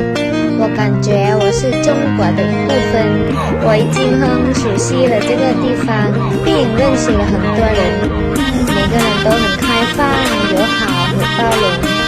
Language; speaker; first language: Chinese; non-native, fluent; Lao